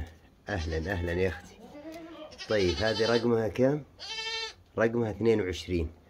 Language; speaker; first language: Arabic; native; Arabic